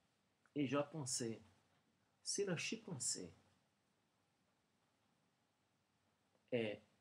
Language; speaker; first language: French; non-native, learner; Portuguese